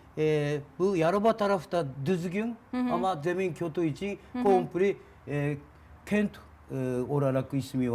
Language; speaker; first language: Turkish; non-native, learner; Japanese